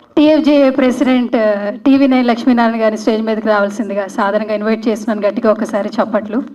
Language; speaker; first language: Telugu; native; Telugu